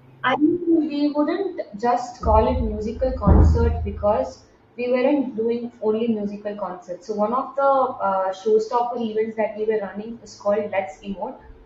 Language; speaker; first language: English; non-native, local second language; Tamil